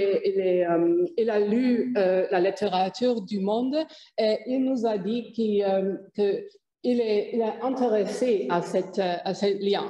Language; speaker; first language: French; non-native, fluent; German